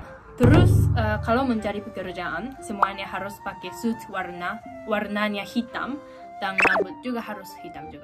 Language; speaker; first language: Indonesian; non-native, fluent; Japanese